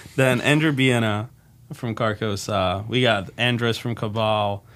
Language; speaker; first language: English; non-native, fluent; Slovak